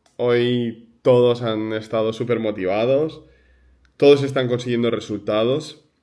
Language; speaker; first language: Spanish; early bilingual, other home language; Ukrainian